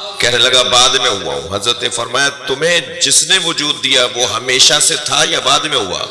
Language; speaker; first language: Urdu; native; Urdu